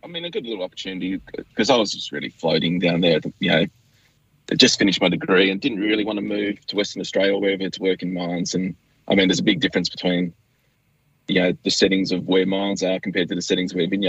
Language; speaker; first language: English; native; English